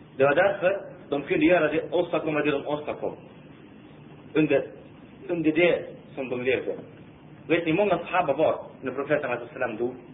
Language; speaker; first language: Swedish; non-native, fluent; Arabic